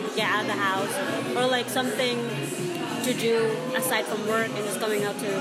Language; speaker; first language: English; non-native, local second language; Cebuano